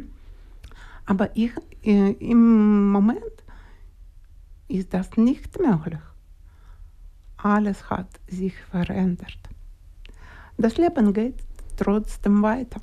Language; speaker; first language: German; non-native, learner; Ukrainian